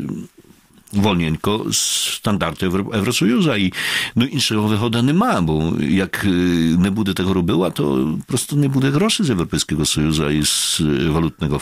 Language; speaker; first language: Ukrainian; non-native, fluent; Polish